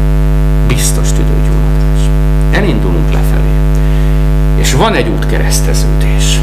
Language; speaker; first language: Hungarian; native; Hungarian